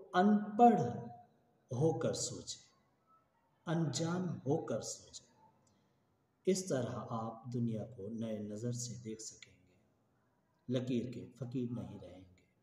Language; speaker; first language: Urdu; non-native, local second language; Sindhi